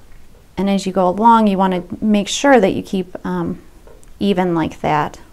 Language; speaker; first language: English; native; English